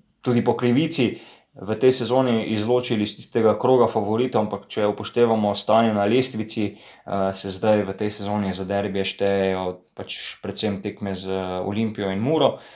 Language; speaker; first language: Slovenian; native; Slovenian